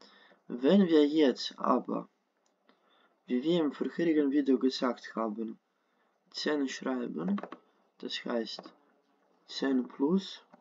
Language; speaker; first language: German; non-native, fluent; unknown